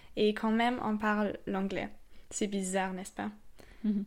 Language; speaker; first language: French; non-native, fluent; German